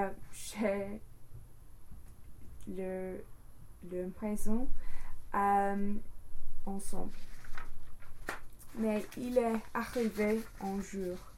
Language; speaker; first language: French; non-native, learner; English